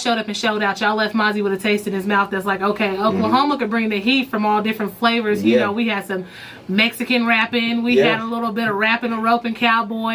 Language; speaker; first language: English; native; English